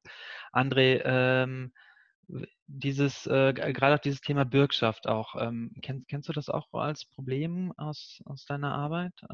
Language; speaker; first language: German; native; German